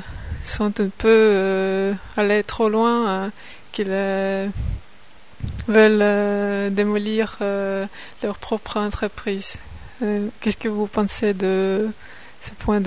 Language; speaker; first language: French; non-native, fluent; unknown